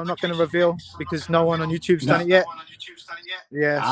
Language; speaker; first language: English; native; English